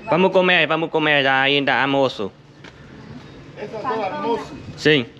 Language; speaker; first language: Portuguese; non-native, learner; Vietnamese